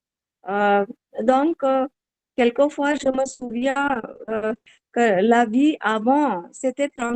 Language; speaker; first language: French; non-native, learner; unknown